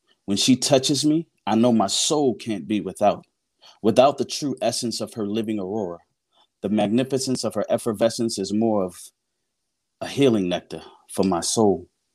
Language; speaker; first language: English; native; English